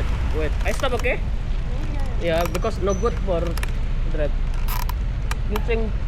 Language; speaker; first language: English; non-native, learner; Indonesian